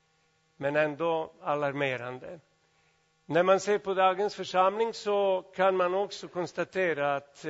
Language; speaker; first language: Swedish; non-native, fluent; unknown